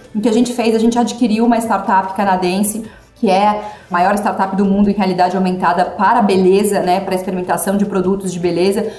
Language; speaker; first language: Portuguese; native; Portuguese